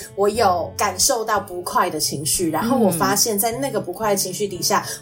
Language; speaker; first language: Chinese; native; Chinese